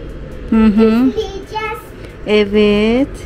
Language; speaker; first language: Turkish; non-native, learner; Indonesian